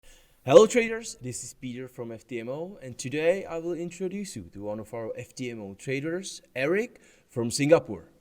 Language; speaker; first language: English; non-native, fluent; Czech